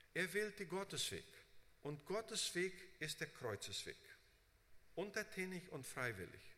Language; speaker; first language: German; early bilingual, heritage; Portuguese